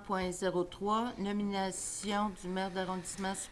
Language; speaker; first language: French; native; French